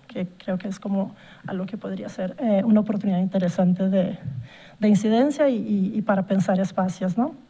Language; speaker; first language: Spanish; non-native, fluent; Portuguese